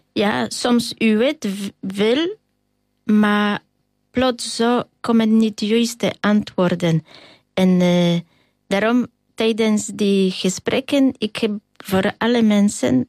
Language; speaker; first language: Dutch; non-native, learner; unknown